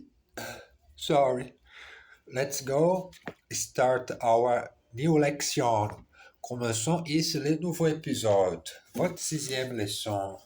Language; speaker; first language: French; non-native, learner; Portuguese